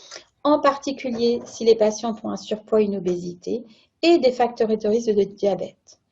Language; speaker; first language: French; native; French